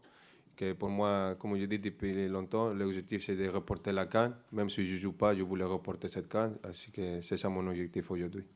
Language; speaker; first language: French; non-native, fluent; Spanish